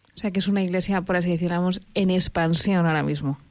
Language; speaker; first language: Spanish; native; Spanish